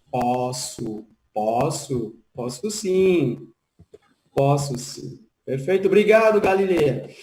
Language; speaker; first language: Portuguese; non-native, fluent; Spanish